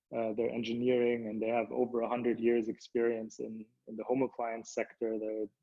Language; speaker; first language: English; early bilingual, other home language; German